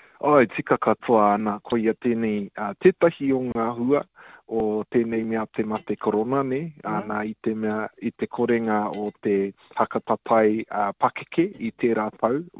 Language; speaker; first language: Māori; native; Māori